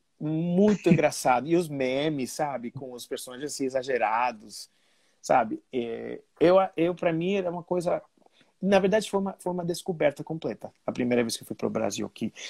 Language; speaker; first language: Portuguese; non-native, fluent; Spanish